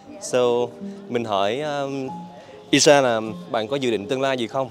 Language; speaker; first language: Vietnamese; native; Vietnamese